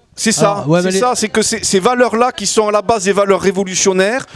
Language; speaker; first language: French; native; French